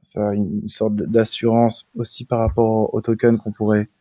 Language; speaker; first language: French; native; French